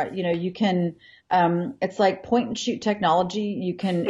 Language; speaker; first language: English; native; English